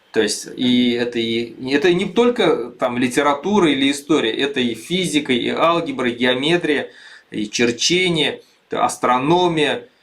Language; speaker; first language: Russian; non-native, local second language; Bashkir